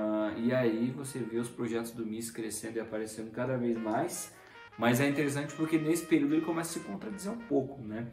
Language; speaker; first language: Portuguese; native; Portuguese